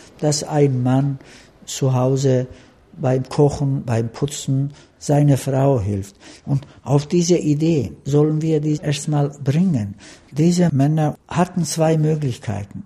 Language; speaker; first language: German; non-native, fluent; Turkish